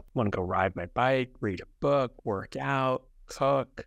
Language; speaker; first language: English; native; English